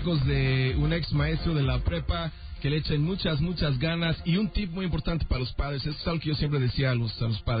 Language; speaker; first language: Spanish; native; Spanish